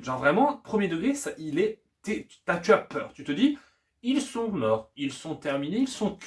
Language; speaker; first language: French; native; French